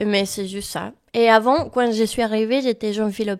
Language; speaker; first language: French; non-native, learner; Spanish